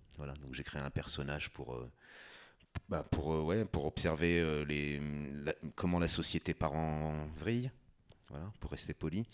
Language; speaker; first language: French; native; French